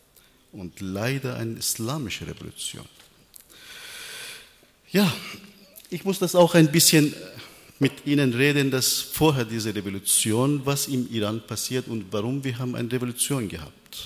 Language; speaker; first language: German; non-native, learner; Persian